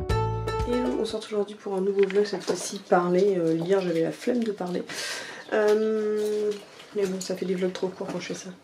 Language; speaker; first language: French; native; French